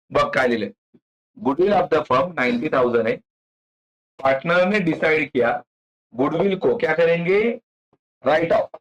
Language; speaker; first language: Hindi; non-native, local second language; Marathi